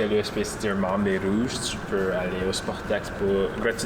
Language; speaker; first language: French; non-native, local second language; English